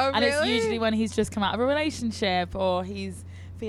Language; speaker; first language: English; native; English